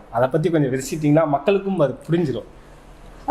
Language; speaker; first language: Tamil; native; Tamil